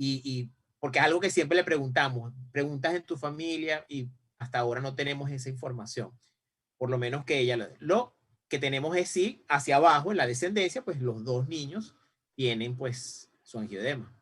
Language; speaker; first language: Spanish; native; Spanish